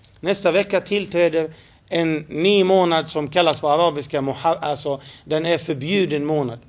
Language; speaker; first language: Swedish; non-native, fluent; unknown